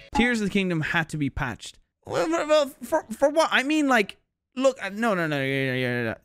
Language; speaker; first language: English; native; English